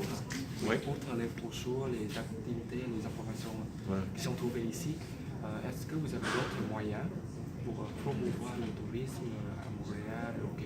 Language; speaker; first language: French; non-native, fluent; Vietnamese